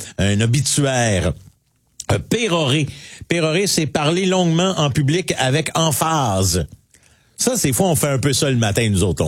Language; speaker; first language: French; native; French